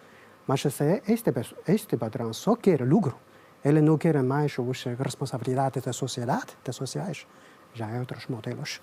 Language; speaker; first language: Portuguese; non-native, learner; Chinese